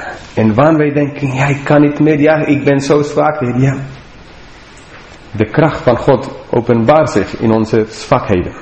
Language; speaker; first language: Dutch; non-native, fluent; English